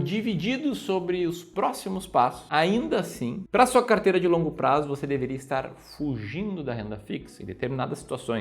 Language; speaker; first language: Portuguese; native; Portuguese